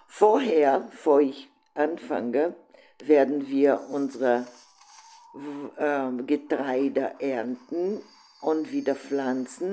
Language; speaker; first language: German; non-native, fluent; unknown